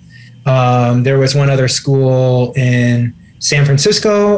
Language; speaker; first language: English; native; English